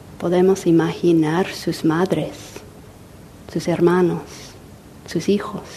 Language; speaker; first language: Spanish; non-native, fluent; English